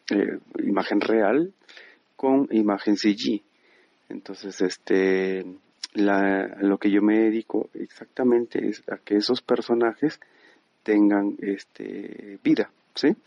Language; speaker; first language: Spanish; native; Spanish